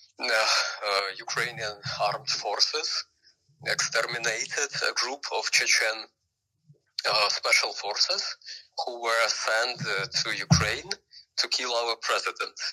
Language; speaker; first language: English; non-native, fluent; Ukrainian